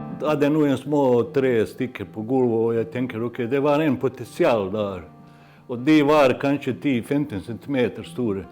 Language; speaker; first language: Norwegian; non-native, fluent; Bosnian